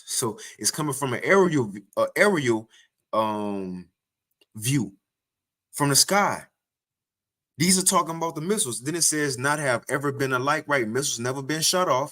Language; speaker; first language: English; native; English